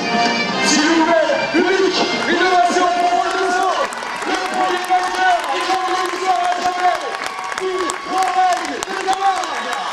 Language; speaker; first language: French; native; French